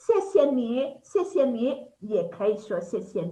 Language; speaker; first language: Chinese; non-native, fluent; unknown